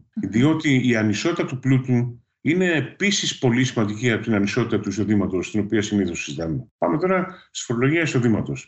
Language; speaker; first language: Greek; native; Greek